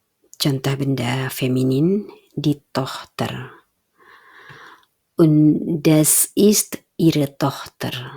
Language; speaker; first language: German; non-native, fluent; Indonesian